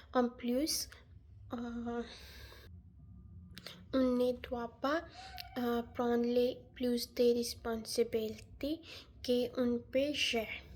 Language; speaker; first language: French; non-native, learner; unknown